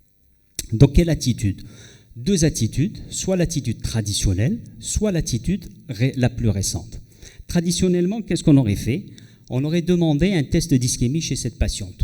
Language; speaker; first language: French; non-native, local second language; Arabic